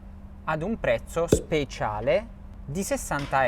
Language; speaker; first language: Italian; native; Italian